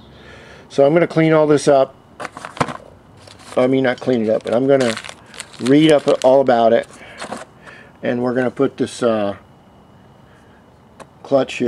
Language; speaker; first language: English; native; English